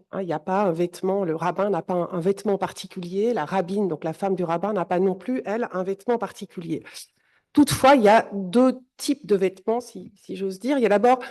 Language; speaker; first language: French; native; French